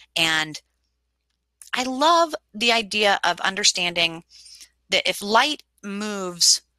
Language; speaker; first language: English; native; English